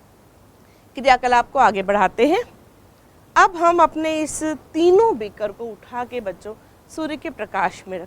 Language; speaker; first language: Hindi; native; Hindi